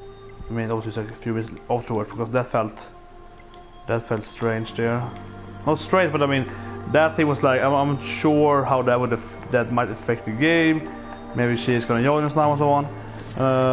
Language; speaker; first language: English; non-native, fluent; Swedish